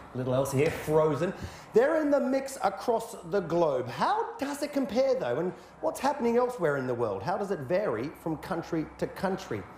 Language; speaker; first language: English; native; English